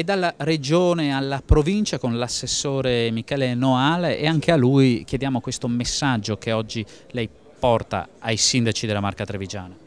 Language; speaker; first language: Italian; native; Italian